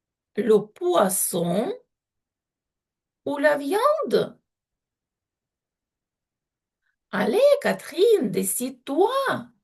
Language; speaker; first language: French; non-native, fluent; Ukrainian